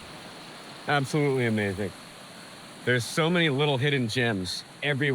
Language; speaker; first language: English; native; English